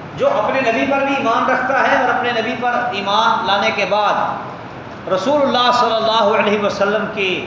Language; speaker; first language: Urdu; non-native, local second language; Punjabi